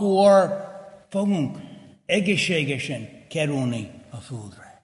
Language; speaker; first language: Hungarian; early bilingual, heritage; Hungarian